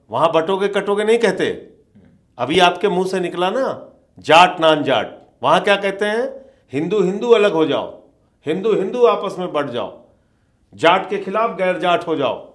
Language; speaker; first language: Hindi; native; Hindi